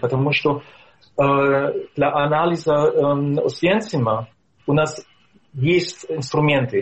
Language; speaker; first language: Russian; non-native, fluent; German